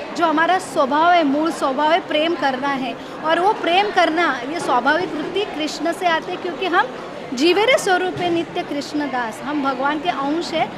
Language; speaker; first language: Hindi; non-native, local second language; Marathi